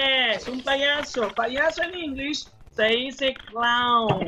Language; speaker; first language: Spanish; native; Spanish